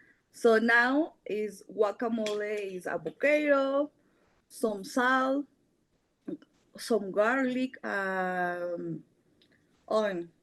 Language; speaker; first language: English; non-native, learner; Spanish